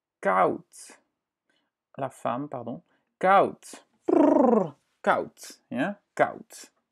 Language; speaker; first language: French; non-native, fluent; Dutch